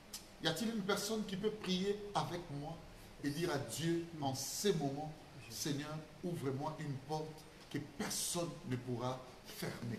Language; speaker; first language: French; non-native, local second language; Lingala